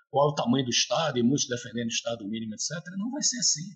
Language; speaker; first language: Portuguese; native; Portuguese